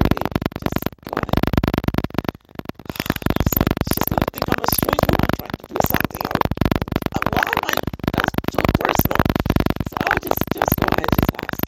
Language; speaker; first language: English; non-native, local second language; Ewe